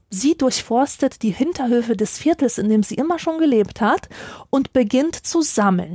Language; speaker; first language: German; early bilingual, other home language; Polish